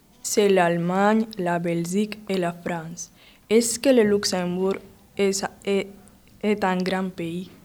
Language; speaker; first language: French; non-native, local second language; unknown